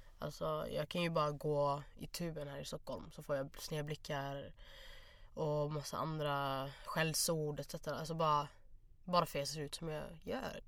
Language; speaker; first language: Swedish; early bilingual, other home language; Somali